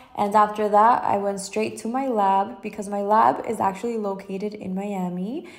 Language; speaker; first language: English; early bilingual, other home language; Spanish